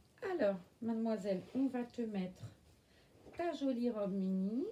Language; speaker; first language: French; native; French